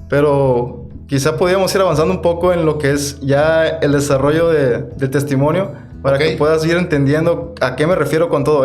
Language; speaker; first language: Spanish; native; Spanish